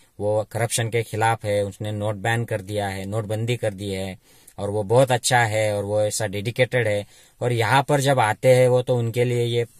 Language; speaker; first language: Hindi; non-native, local second language; Marathi